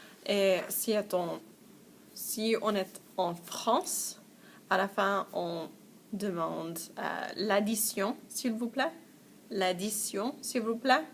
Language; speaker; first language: French; non-native, fluent; English